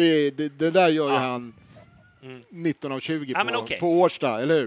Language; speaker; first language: Swedish; native; Swedish